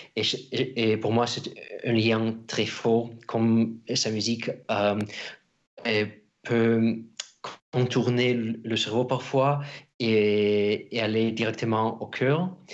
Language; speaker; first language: French; non-native, fluent; Russian